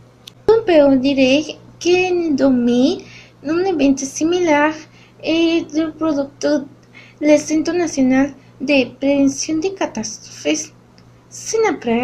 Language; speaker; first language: French; non-native, learner; Spanish